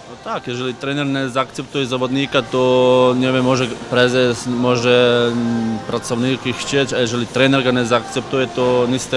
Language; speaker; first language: Polish; non-native, fluent; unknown